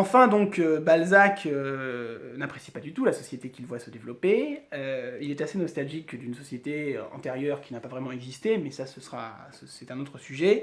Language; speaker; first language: French; native; French